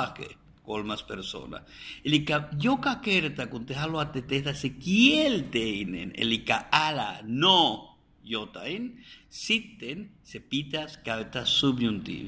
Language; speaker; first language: Finnish; non-native, fluent; Spanish